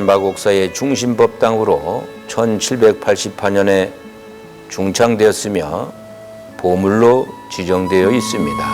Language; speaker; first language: Korean; native; Korean